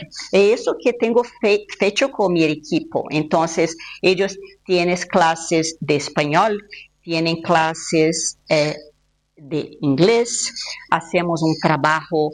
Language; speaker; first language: Spanish; non-native, fluent; Portuguese